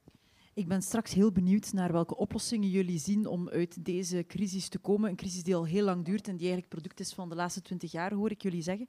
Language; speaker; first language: Dutch; native; Dutch